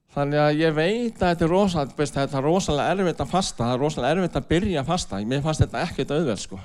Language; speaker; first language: Icelandic; non-native, fluent; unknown